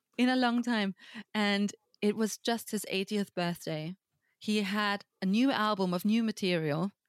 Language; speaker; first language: English; non-native, fluent; German